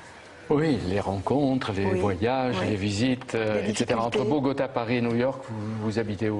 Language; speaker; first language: French; native; French